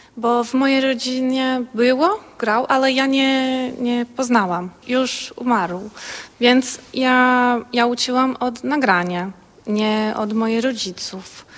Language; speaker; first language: Polish; non-native, learner; Portuguese